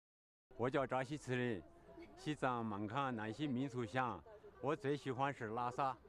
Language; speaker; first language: Chinese; non-native, local second language; Tibetan